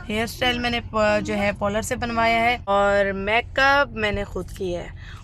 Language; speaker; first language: Urdu; native; Urdu